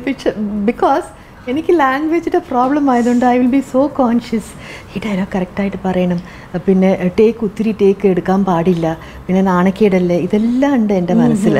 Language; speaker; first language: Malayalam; non-native, fluent; Tamil